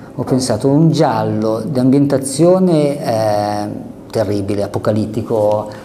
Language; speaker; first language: Italian; native; Italian